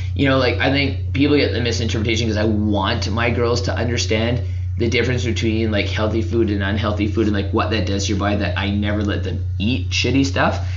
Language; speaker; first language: English; native; English